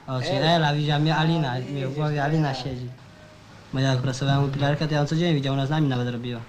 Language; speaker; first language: Polish; native; Polish